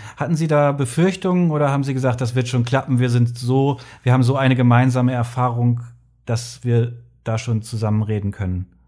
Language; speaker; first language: German; native; German